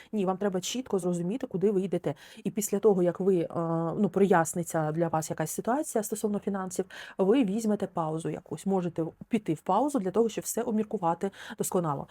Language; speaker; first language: Ukrainian; non-native, local second language; Russian